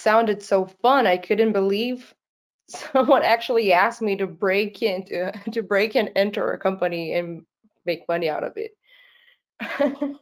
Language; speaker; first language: English; non-native, fluent; Portuguese